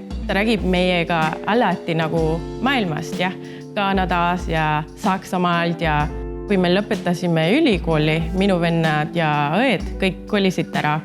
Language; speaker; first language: Estonian; non-native, fluent; Spanish